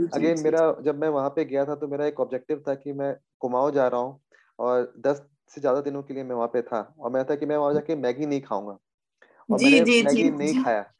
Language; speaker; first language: Hindi; native; Hindi